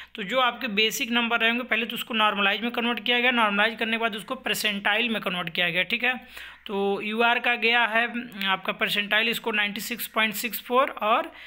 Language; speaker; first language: Hindi; native; Hindi